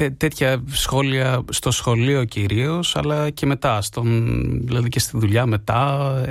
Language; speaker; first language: Greek; early bilingual, heritage; Greek